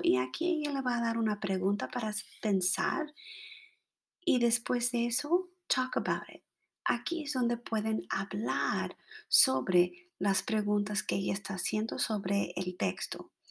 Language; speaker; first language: Spanish; non-native, fluent; English